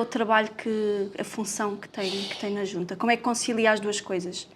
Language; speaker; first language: Portuguese; native; Portuguese